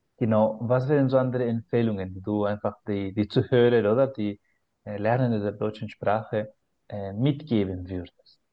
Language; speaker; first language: German; non-native, fluent; Spanish